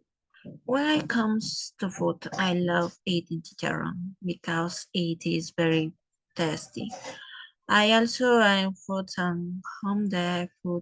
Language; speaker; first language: English; non-native, learner; Spanish